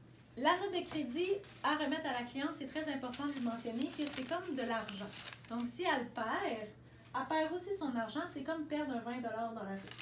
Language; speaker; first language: French; native; French